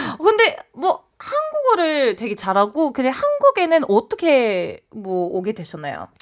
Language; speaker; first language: Korean; non-native, fluent; English